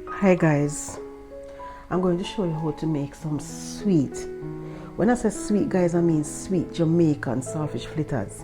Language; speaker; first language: English; non-native, local second language; Jamaican Creole English